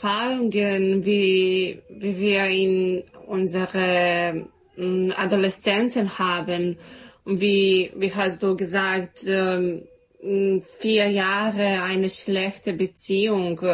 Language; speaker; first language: German; non-native, fluent; Serbian